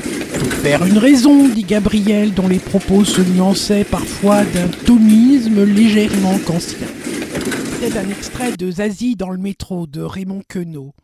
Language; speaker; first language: French; native; French